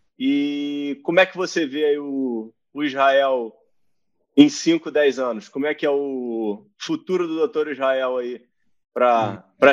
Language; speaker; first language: Portuguese; native; Portuguese